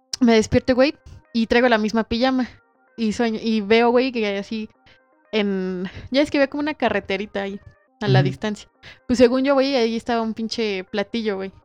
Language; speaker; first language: Spanish; native; Spanish